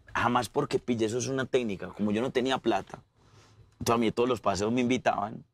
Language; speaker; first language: Spanish; native; Spanish